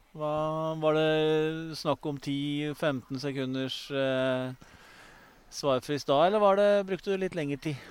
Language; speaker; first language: Norwegian; native; Norwegian